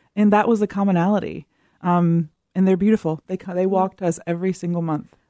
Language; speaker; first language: English; native; English